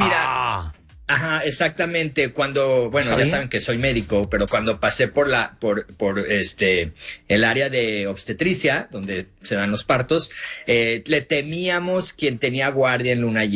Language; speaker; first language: Spanish; native; Spanish